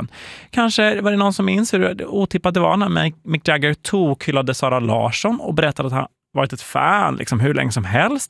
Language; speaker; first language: Swedish; native; Swedish